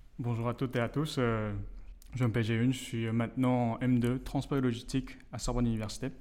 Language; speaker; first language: French; non-native, fluent; Korean